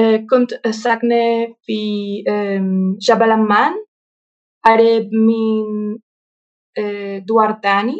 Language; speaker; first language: Arabic; non-native, learner; Spanish